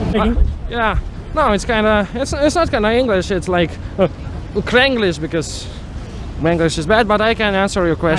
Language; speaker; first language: English; non-native, fluent; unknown